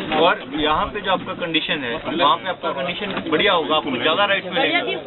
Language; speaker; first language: Hindi; non-native, local second language; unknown